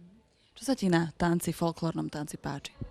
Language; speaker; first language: Slovak; native; Slovak